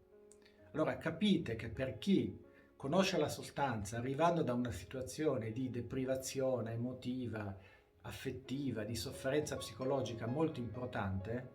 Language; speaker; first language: Italian; native; Italian